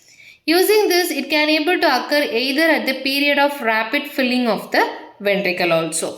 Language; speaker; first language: English; non-native, local second language; Tamil